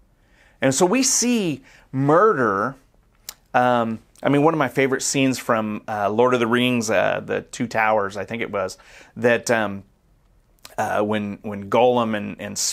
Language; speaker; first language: English; native; English